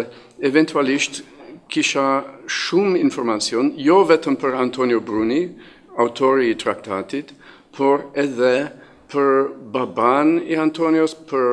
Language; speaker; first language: Albanian; non-native, fluent; English